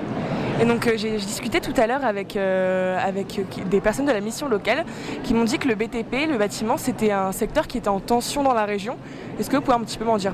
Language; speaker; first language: French; native; French